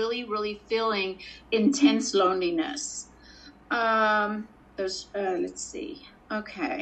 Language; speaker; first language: English; native; English